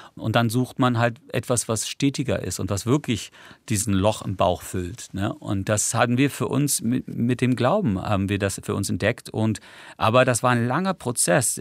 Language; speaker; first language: German; early bilingual, other home language; English